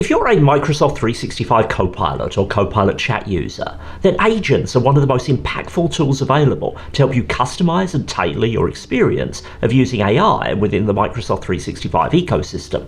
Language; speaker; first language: English; native; English